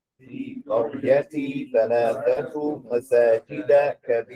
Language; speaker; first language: Arabic; non-native, learner; English